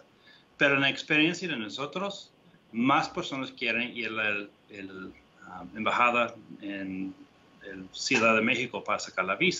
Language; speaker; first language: Spanish; non-native, fluent; English